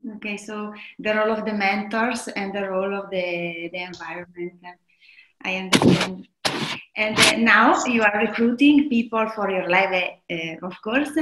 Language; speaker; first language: English; non-native, fluent; Italian